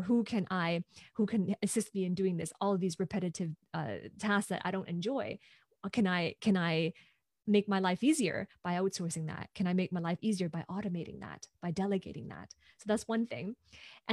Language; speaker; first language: English; non-native, local second language; Cantonese